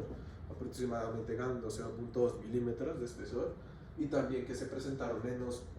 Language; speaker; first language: Spanish; native; Spanish